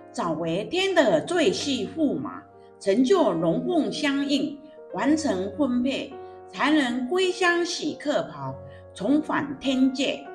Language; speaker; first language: Chinese; native; Chinese